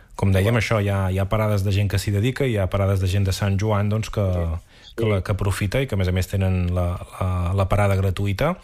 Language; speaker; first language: Catalan; native; Catalan